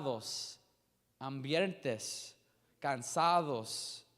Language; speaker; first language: Spanish; non-native, learner; English